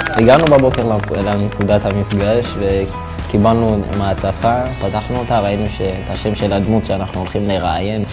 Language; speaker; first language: Hebrew; early bilingual, other home language; Amharic